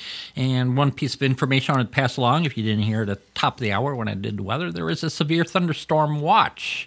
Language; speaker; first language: English; native; English